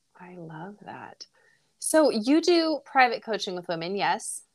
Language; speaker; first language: English; native; English